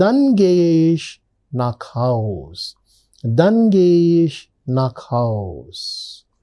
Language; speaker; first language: German; non-native, fluent; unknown